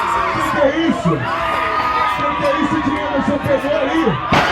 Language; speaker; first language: Portuguese; native; Portuguese